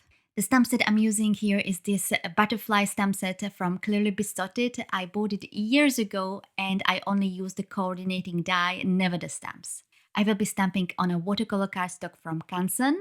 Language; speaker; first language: English; non-native, fluent; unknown